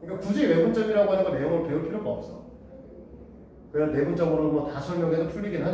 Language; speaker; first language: Korean; native; Korean